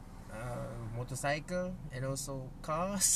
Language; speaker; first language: English; non-native, local second language; Malay